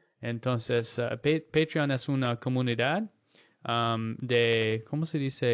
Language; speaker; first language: Spanish; non-native, learner; English